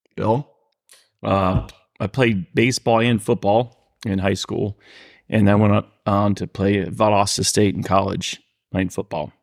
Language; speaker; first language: English; native; English